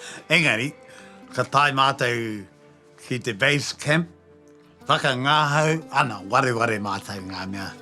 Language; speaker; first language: Māori; native; Māori